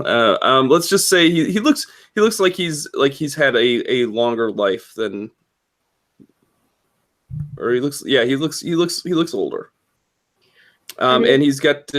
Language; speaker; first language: English; native; English